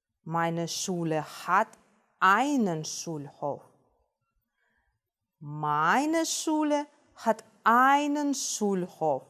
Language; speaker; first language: German; non-native, fluent; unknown